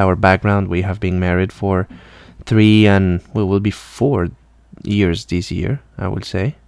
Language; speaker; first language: English; non-native, fluent; Spanish